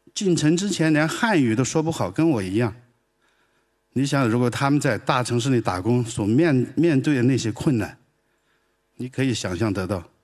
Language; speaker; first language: Chinese; native; Chinese